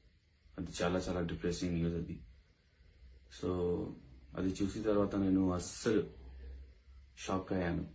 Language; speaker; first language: Telugu; non-native, local second language; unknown